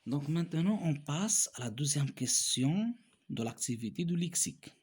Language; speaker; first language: French; non-native, local second language; Arabic